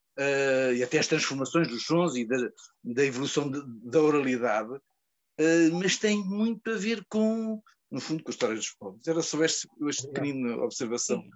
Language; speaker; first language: Portuguese; native; Portuguese